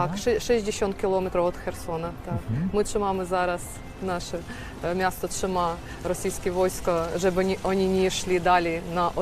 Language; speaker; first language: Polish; non-native, learner; Ukrainian